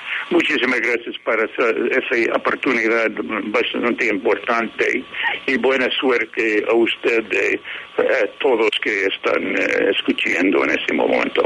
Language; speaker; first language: Spanish; non-native, fluent; English